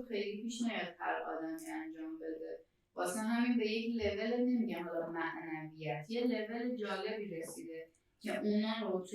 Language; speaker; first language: Persian; native; Persian